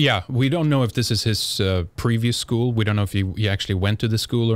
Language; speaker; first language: English; non-native, fluent; Swedish